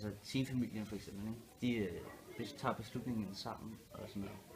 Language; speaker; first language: Danish; native; Danish